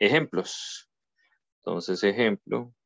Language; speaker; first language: Spanish; native; Spanish